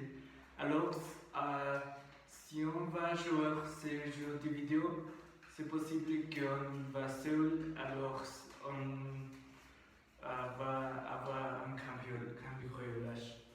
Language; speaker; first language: French; non-native, learner; Spanish